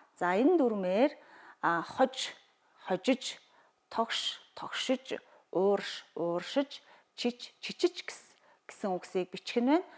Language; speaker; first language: Mongolian; native; Mongolian